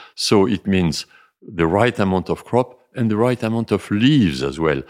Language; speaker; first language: English; non-native, fluent; French